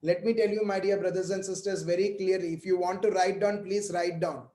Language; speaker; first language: English; non-native, local second language; Hindi